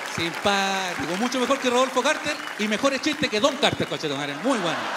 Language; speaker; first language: Spanish; native; Spanish